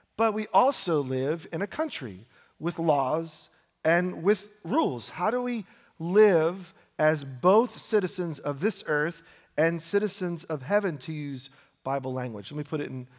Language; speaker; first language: English; native; English